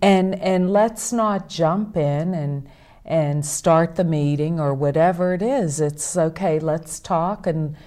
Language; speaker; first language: English; native; English